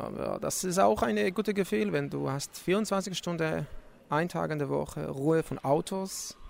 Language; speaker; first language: German; non-native, learner; Hebrew